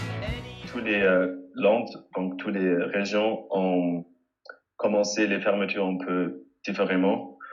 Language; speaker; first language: French; non-native, fluent; German